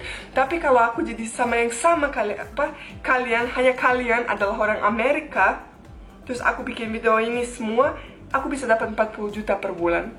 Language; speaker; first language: Indonesian; non-native, fluent; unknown